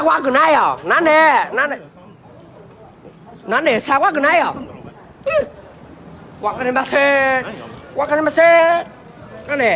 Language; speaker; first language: Japanese; non-native, learner; Vietnamese